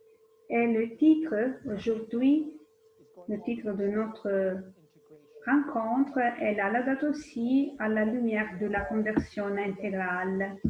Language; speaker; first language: French; non-native, fluent; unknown